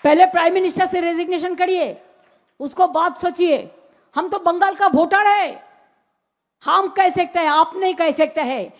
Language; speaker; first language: Hindi; non-native, local second language; Bangla